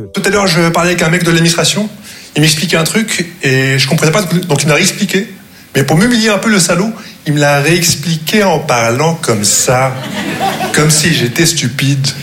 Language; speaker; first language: French; non-native, local second language; Arabic